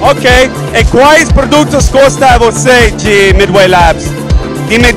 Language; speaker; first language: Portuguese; non-native, learner; Spanish